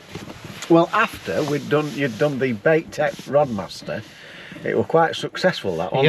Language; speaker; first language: English; native; English